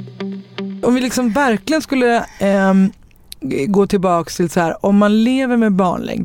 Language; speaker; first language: Swedish; native; Swedish